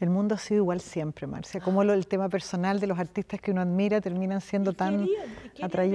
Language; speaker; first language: Spanish; native; Spanish